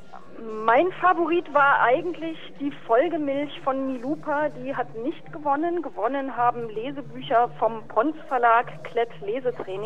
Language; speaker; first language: German; native; German